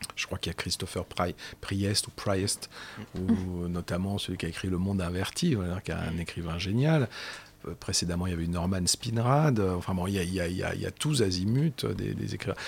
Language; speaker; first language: French; native; French